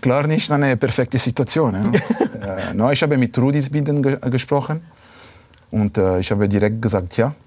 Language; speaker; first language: German; non-native, fluent; Italian